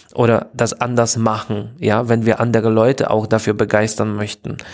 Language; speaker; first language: German; non-native, fluent; Polish